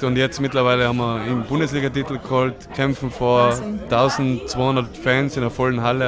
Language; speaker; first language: German; native; German